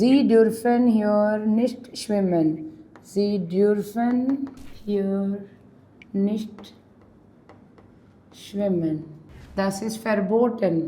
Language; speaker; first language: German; non-native, learner; Hindi